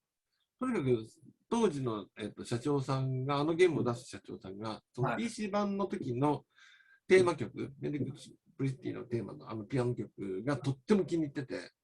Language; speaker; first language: Japanese; native; Japanese